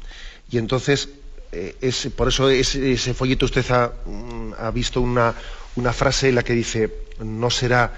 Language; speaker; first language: Spanish; native; Spanish